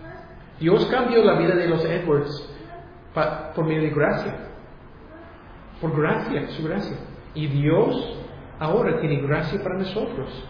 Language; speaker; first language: Spanish; non-native, fluent; English